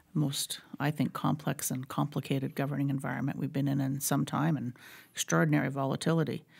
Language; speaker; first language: English; native; English